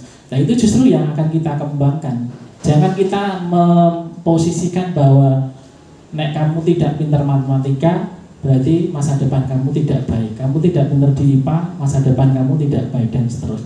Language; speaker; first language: Indonesian; native; Indonesian